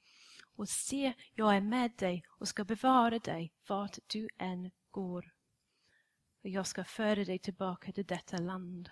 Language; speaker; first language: Swedish; non-native, fluent; English